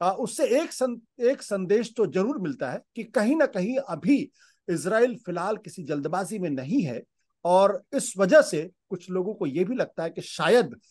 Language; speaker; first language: Hindi; native; Hindi